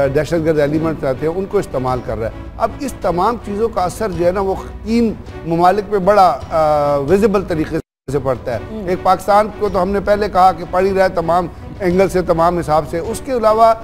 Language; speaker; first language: Urdu; native; Urdu